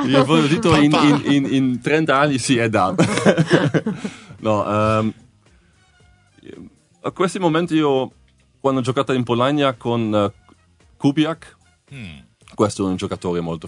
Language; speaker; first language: Italian; non-native, learner; Dutch